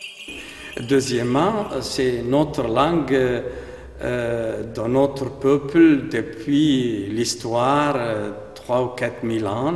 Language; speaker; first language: French; non-native, fluent; Aramaic